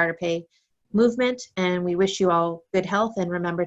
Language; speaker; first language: English; native; English